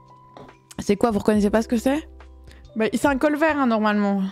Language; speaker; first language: French; native; French